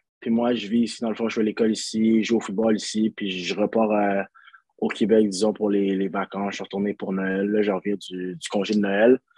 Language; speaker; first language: French; native; French